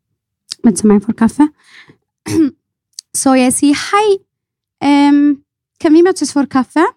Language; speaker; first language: Norwegian; non-native, fluent; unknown